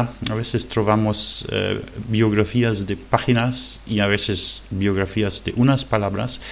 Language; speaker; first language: Spanish; non-native, fluent; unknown